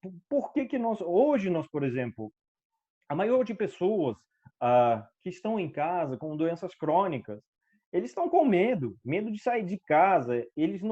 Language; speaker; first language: Portuguese; non-native, fluent; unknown